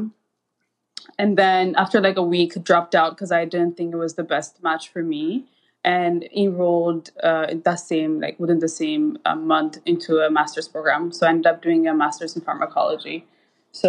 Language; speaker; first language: English; non-native, fluent; Amharic